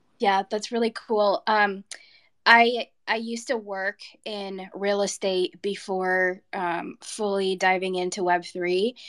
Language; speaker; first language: English; non-native, fluent; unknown